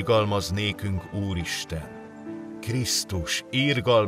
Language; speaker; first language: Hungarian; native; Hungarian